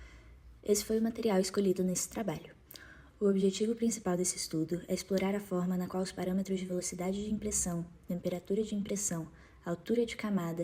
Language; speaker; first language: Portuguese; native; Portuguese